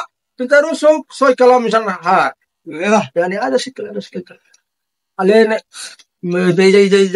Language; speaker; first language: Arabic; non-native, learner; Bangla